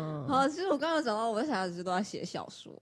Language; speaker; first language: Chinese; native; Chinese